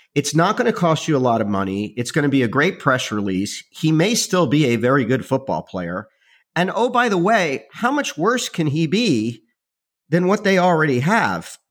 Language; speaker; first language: English; native; English